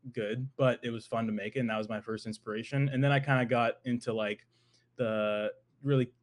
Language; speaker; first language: English; native; English